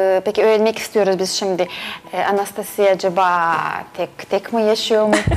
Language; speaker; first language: Turkish; non-native, fluent; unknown